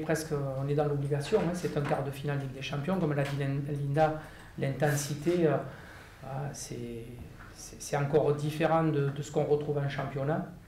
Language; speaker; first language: French; native; French